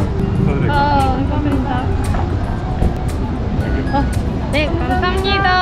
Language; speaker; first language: Korean; non-native, learner; Japanese